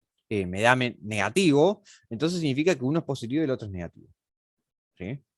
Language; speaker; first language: Spanish; native; Spanish